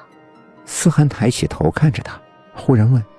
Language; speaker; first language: Chinese; native; Chinese